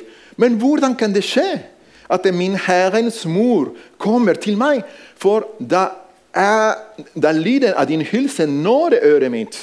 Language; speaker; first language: Norwegian; non-native, fluent; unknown